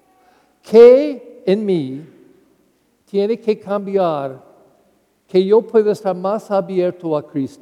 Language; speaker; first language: Spanish; non-native, learner; English